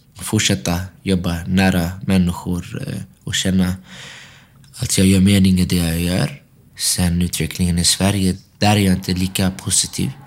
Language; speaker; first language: Swedish; early bilingual, other home language; Arabic